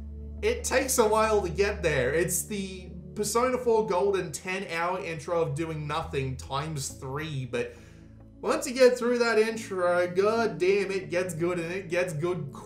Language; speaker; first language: English; native; English